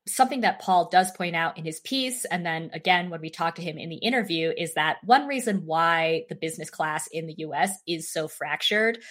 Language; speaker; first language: English; native; English